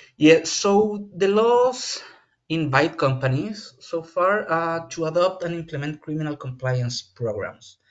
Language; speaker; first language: English; non-native, fluent; Spanish